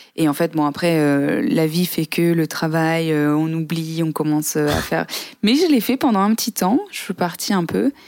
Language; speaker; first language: French; native; French